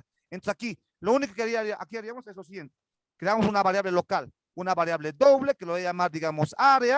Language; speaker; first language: Spanish; native; Spanish